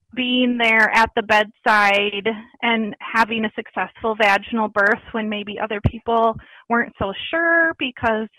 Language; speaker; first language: English; native; English